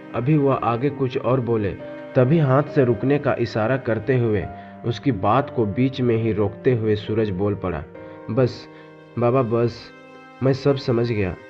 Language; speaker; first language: Hindi; native; Hindi